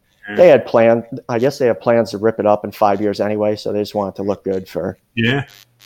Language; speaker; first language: English; native; English